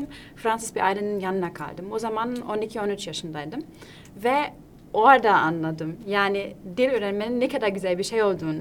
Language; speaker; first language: Turkish; non-native, fluent; German